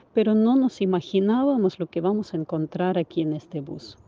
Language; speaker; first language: Spanish; non-native, fluent; Ukrainian